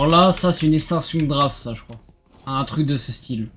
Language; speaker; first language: French; native; French